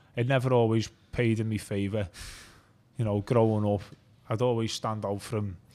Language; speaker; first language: English; native; English